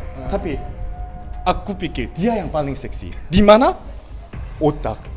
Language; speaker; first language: Indonesian; non-native, learner; Korean